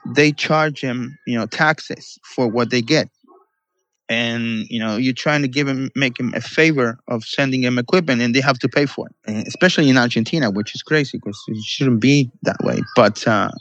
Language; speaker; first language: English; non-native, fluent; Spanish